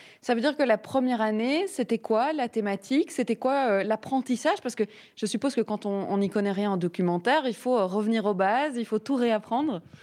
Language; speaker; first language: French; native; French